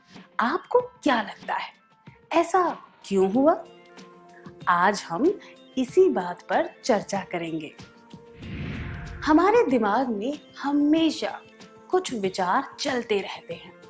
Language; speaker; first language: Hindi; native; Hindi